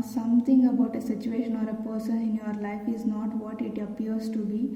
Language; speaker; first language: English; non-native, local second language; Kannada